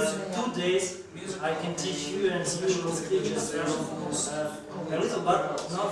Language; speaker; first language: English; non-native, fluent; Russian